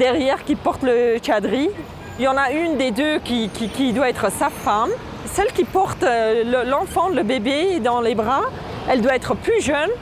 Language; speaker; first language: French; native; French